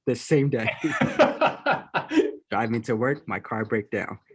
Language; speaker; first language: English; native; English